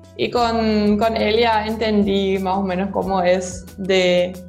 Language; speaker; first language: Spanish; non-native, fluent; German